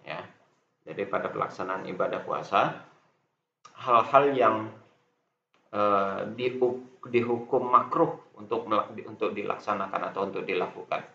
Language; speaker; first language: Indonesian; native; Indonesian